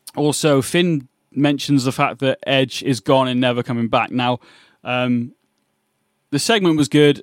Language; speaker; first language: English; native; English